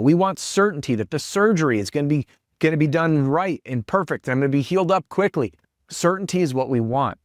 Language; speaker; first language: English; native; English